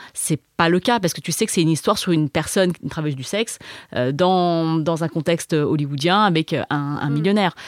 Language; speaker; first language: French; early bilingual, other home language; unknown